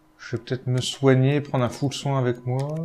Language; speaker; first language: French; native; French